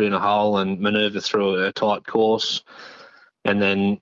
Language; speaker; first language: English; native; English